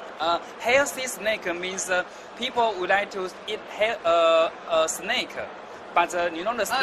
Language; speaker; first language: English; non-native, learner; Chinese